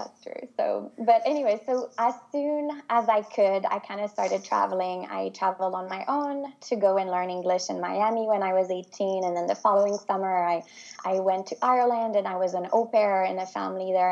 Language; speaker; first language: English; non-native, fluent; French